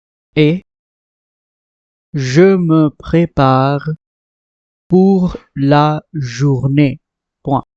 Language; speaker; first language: French; non-native, fluent; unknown